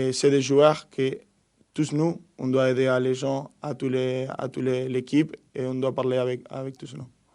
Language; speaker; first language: French; non-native, fluent; Spanish